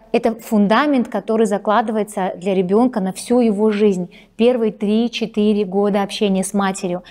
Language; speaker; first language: Russian; native; Russian